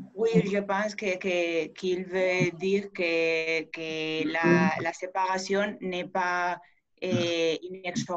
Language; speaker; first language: French; non-native, fluent; Spanish